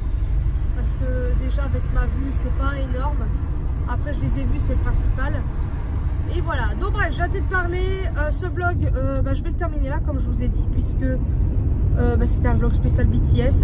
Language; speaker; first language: French; native; French